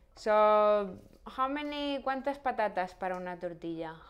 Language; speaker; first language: English; non-native, fluent; Spanish